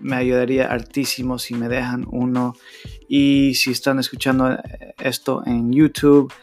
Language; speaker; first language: Spanish; early bilingual, heritage; Spanish